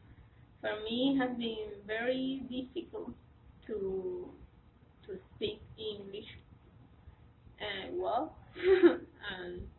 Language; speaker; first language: English; non-native, learner; Spanish